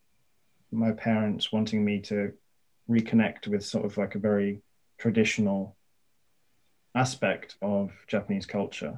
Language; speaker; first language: English; native; English